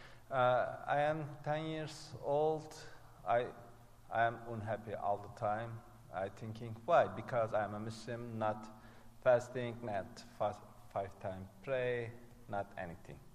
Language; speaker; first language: English; non-native, learner; Turkish